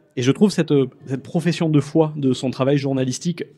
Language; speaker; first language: French; native; French